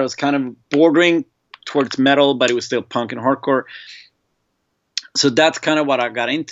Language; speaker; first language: English; non-native, fluent; Swedish